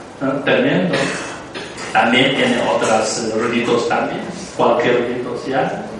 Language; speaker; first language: Spanish; non-native, learner; Tibetan